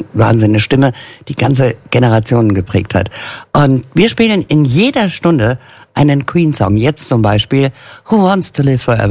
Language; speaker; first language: German; native; German